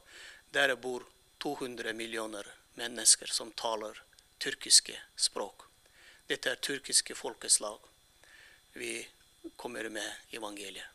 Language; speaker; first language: Norwegian; non-native, fluent; Turkmen